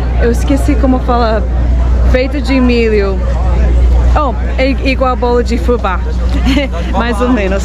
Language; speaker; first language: Portuguese; non-native, fluent; English